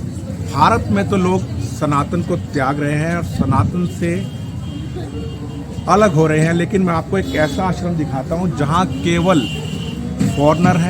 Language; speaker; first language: Hindi; native; Hindi